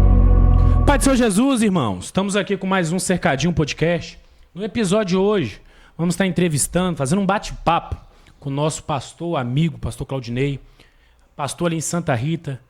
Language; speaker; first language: Portuguese; native; Portuguese